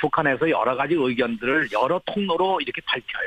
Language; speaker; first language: Korean; native; Korean